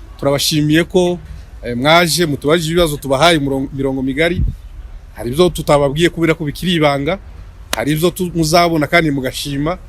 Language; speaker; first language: Kinyarwanda; native; Kinyarwanda